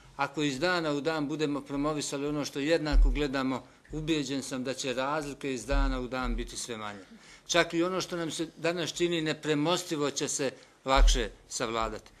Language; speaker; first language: Bosnian; native; Bosnian